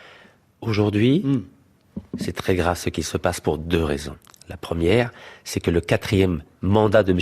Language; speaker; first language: French; native; French